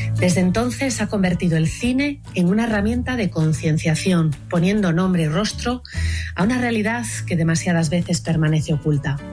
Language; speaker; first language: Spanish; native; Spanish